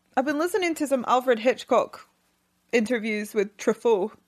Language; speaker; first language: English; native; English